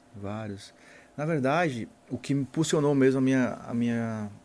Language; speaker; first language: Portuguese; native; Portuguese